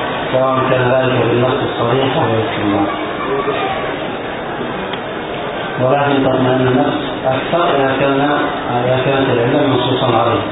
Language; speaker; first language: Arabic; native; Arabic